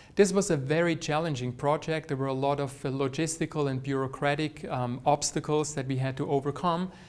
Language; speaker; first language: English; non-native, fluent; Swiss German